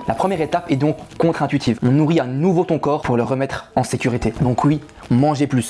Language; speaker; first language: French; native; French